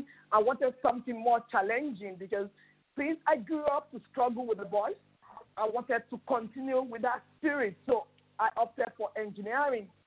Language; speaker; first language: English; non-native, local second language; Yoruba